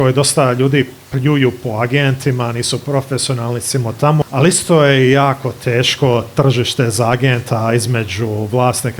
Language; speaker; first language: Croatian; early bilingual, heritage; Croatian